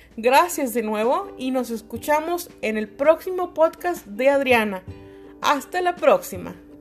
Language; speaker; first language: Spanish; native; Spanish